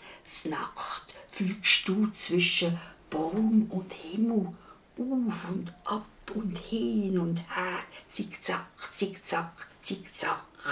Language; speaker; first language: German; native; German